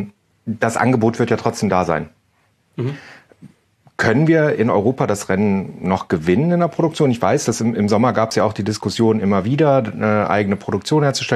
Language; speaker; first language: German; native; German